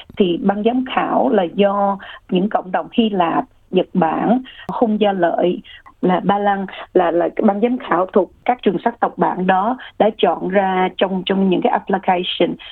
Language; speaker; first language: Vietnamese; early bilingual, heritage; Vietnamese